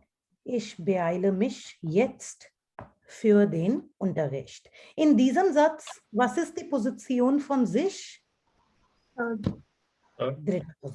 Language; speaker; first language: German; non-native, fluent; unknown